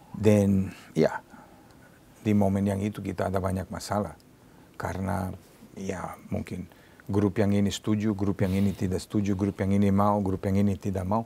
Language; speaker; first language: Indonesian; non-native, fluent; Serbian